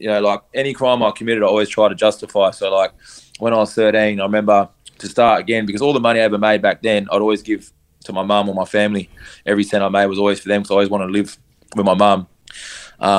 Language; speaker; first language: English; native; English